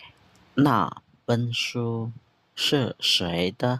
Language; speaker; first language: Chinese; non-native, fluent; Khmer